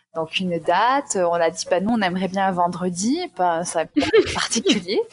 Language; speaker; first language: French; native; French